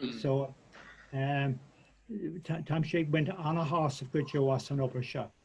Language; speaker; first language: Irish; native; Irish